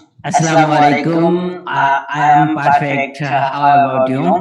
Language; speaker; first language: English; non-native, learner; Bangla